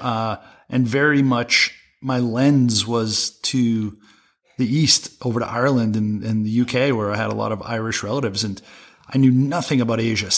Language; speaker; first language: English; native; English